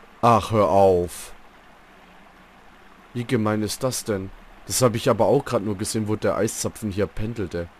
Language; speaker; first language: German; native; German